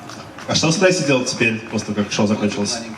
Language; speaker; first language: Russian; native; Russian